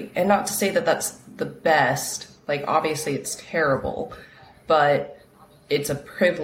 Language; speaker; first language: English; native; English